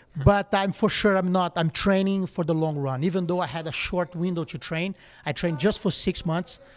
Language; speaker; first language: English; non-native, fluent; Portuguese